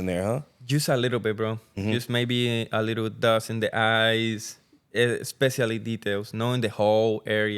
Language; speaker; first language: English; non-native, learner; Spanish